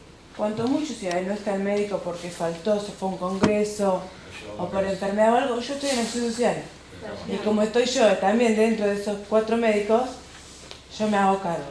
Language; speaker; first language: Spanish; native; Spanish